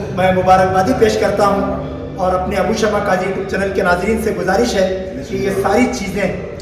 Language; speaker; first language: Hindi; non-native, local second language; Urdu